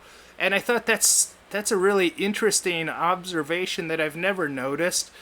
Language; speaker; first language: English; native; English